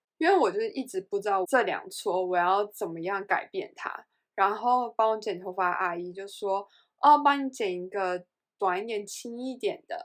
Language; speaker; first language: Chinese; native; Chinese